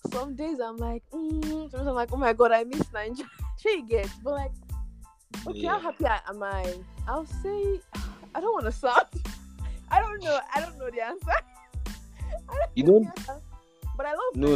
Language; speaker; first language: English; non-native, local second language; Yoruba